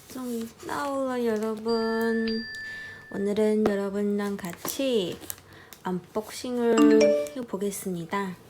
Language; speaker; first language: Korean; non-native, learner; Malay